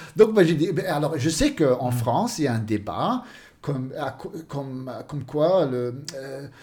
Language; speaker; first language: French; non-native, fluent; Swedish